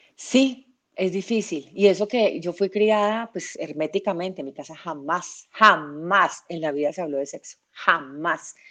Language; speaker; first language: Spanish; native; Spanish